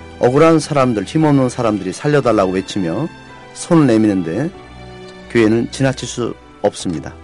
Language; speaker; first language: Korean; native; Korean